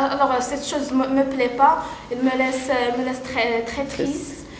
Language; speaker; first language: French; non-native, learner; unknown